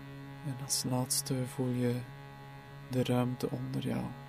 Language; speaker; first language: Dutch; native; Dutch